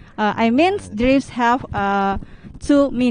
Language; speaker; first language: English; non-native, learner; Indonesian